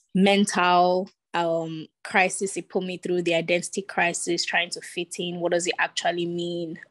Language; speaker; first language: English; non-native, local second language; Yoruba